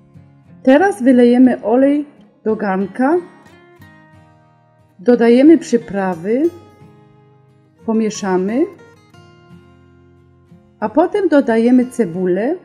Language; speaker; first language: Polish; non-native, learner; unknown